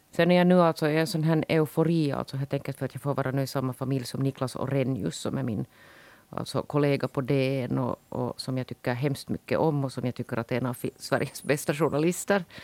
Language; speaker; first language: Swedish; native; Swedish